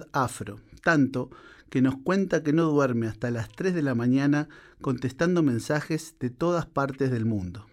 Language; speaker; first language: Spanish; native; Spanish